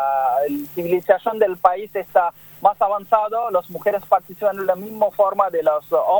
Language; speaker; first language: Spanish; non-native, learner; Bangla